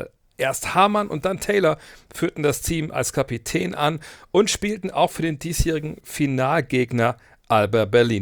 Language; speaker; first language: German; native; German